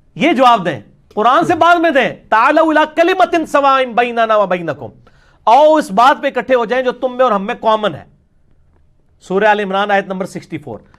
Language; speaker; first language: Urdu; non-native, local second language; Punjabi